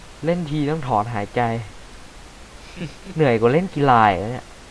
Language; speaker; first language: Thai; native; Thai